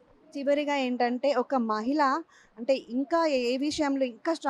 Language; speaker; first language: Telugu; native; Telugu